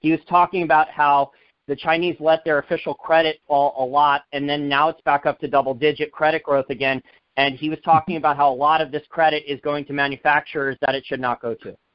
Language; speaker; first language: English; native; English